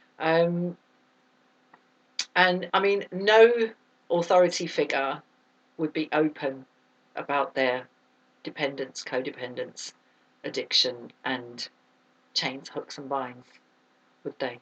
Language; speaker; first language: English; native; English